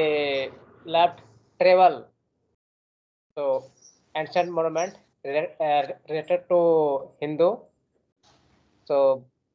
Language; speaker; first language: English; non-native, learner; Hindi